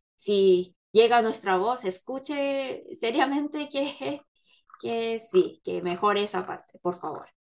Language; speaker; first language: Spanish; non-native, fluent; Korean